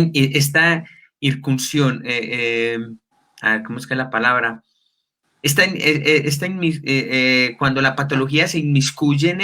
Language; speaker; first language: Spanish; native; Spanish